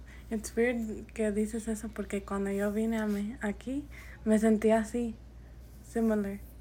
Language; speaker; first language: Spanish; early bilingual, other home language; English